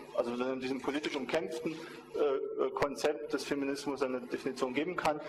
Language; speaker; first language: German; native; German